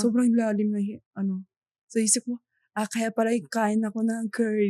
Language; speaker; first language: Filipino; non-native, learner; Japanese